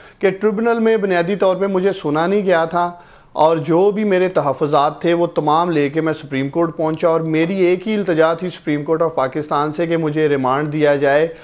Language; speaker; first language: Urdu; non-native, local second language; Punjabi